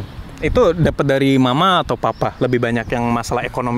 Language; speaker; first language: Indonesian; native; Indonesian